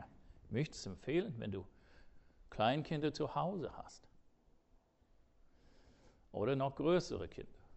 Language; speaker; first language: German; non-native, fluent; English